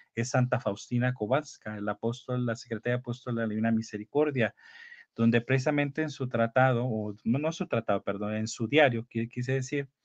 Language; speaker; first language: Spanish; native; Spanish